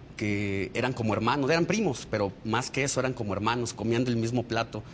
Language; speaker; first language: Spanish; native; Spanish